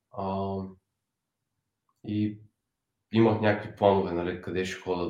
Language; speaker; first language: Bulgarian; native; Bulgarian